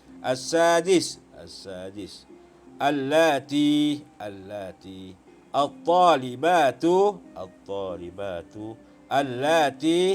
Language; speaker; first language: Arabic; non-native, fluent; Malay